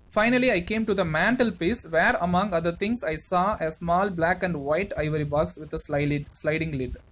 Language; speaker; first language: English; non-native, local second language; Tamil